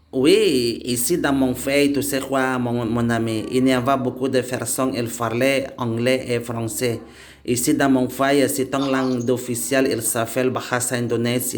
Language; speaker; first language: French; non-native, learner; Indonesian